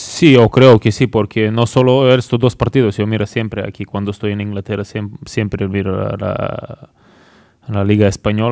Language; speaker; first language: Spanish; non-native, learner; Bulgarian